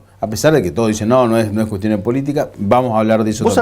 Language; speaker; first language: Spanish; native; Spanish